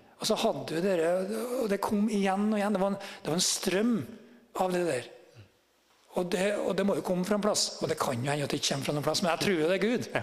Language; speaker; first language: Norwegian; native; Norwegian